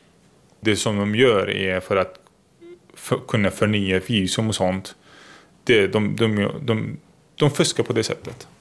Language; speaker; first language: Swedish; non-native, fluent; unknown